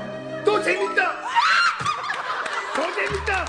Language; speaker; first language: Korean; native; Korean